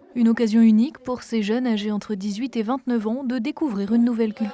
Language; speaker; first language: French; native; French